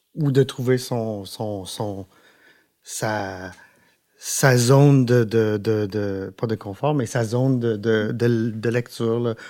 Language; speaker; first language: French; non-native, local second language; English